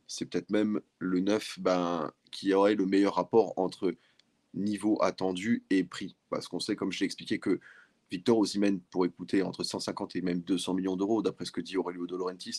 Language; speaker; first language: French; native; French